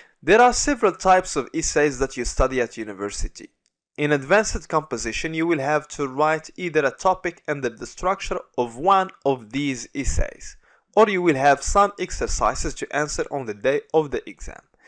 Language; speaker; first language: English; non-native, fluent; Arabic